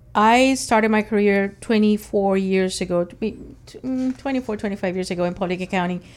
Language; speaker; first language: English; early bilingual, other home language; Spanish